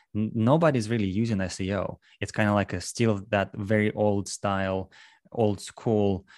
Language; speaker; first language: English; non-native, fluent; Russian